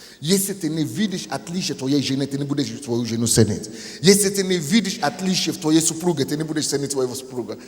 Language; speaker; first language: Russian; non-native, fluent; Yoruba